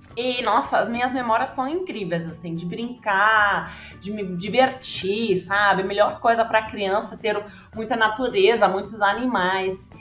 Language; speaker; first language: Portuguese; early bilingual, heritage; German